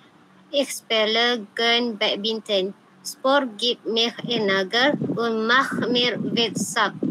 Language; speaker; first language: German; non-native, learner; Malay